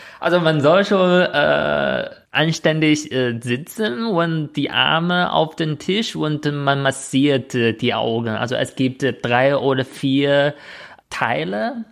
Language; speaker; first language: German; non-native, fluent; Chinese